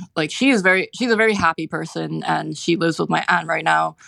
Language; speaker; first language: English; non-native, local second language; Cantonese